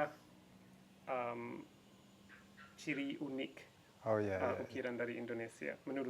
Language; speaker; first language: Indonesian; non-native, fluent; English